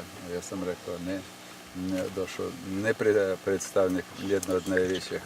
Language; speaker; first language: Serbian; non-native, fluent; Russian